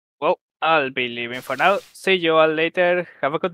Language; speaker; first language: English; native; English